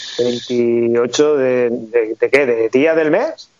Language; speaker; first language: Spanish; native; Spanish